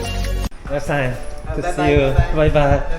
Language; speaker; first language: English; non-native, learner; Korean